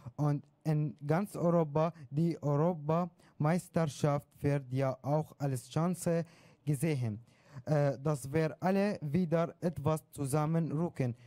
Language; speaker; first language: German; non-native, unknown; Arabic